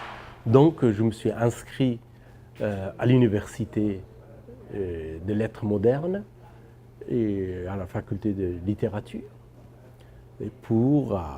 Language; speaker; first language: French; non-native, fluent; Persian